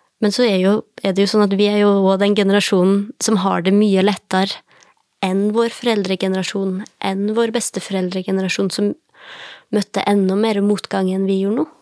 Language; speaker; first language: Norwegian; native; Norwegian